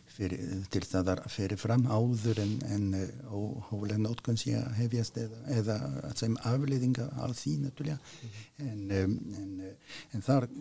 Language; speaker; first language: Icelandic; non-native, fluent; French